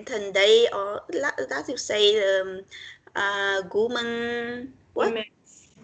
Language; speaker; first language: English; non-native, learner; Vietnamese